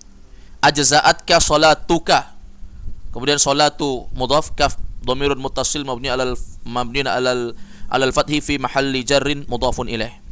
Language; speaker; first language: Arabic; non-native, fluent; Indonesian